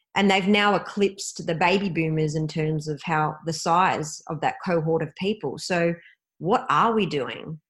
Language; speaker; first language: English; native; English